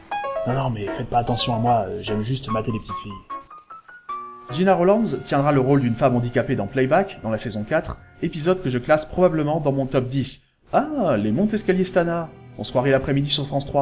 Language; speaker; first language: French; native; French